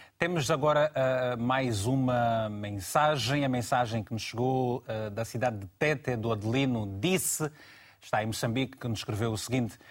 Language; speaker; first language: Portuguese; native; Portuguese